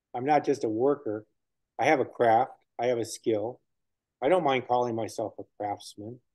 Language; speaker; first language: English; native; English